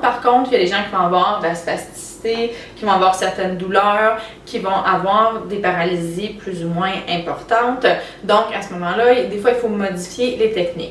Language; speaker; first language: French; native; French